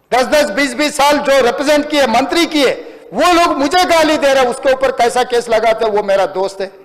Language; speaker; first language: Hindi; non-native, local second language; Telugu